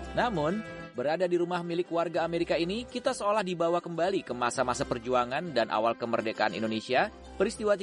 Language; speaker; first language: Indonesian; native; Indonesian